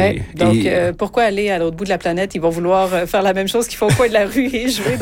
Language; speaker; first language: French; native; French